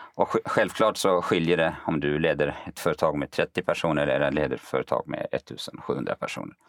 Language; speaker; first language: Swedish; early bilingual, other home language; Kurdish